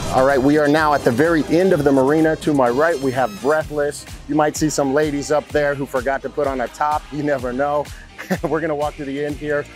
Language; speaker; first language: English; native; English